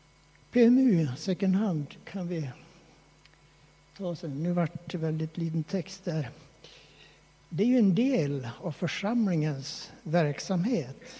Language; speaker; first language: Swedish; native; Swedish